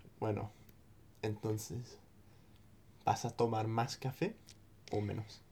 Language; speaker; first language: Spanish; non-native, fluent; English